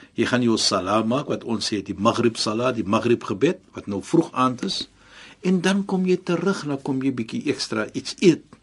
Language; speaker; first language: Afrikaans; non-native, fluent; Arabic